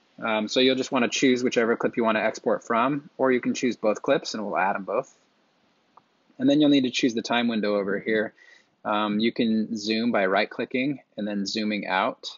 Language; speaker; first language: English; native; English